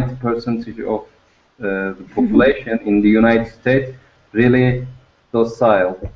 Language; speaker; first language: English; non-native, learner; Turkish